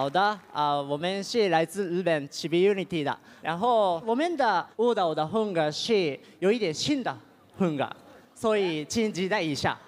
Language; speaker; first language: Chinese; non-native, learner; Japanese